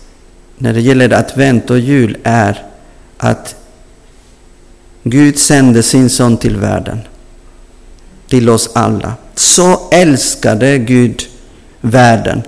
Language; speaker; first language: Swedish; non-native, fluent; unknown